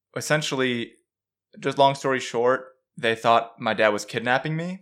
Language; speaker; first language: English; early bilingual, other home language; Urdu